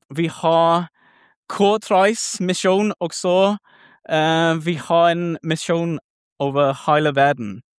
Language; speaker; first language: Norwegian; non-native, learner; English